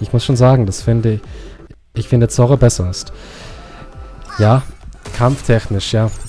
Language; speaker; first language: German; non-native, learner; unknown